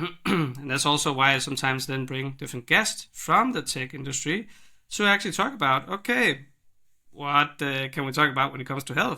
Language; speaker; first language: English; non-native, fluent; Danish